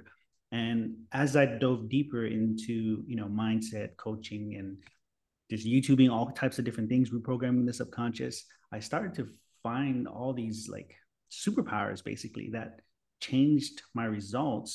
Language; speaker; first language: English; native; English